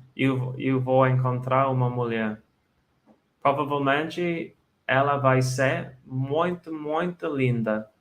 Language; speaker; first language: Portuguese; non-native, learner; English